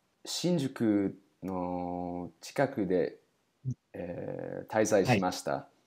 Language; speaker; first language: Japanese; non-native, learner; English